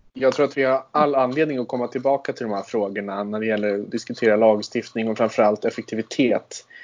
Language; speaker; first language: Swedish; non-native, fluent; English